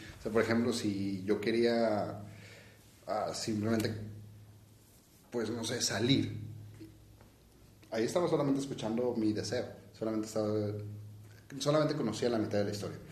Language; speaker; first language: Spanish; native; Spanish